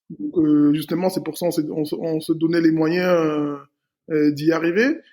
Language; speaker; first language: French; native; French